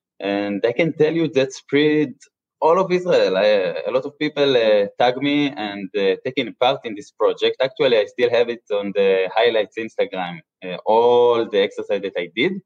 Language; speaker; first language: English; non-native, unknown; Hebrew